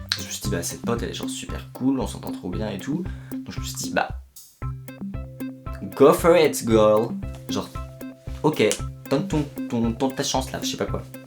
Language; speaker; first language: French; native; French